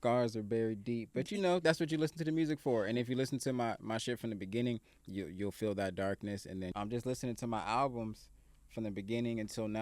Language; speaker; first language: English; native; English